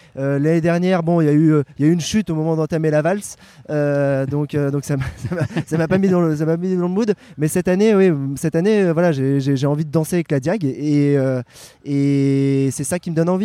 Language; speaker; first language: French; native; French